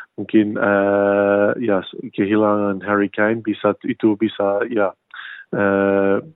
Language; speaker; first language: Indonesian; early bilingual, heritage; English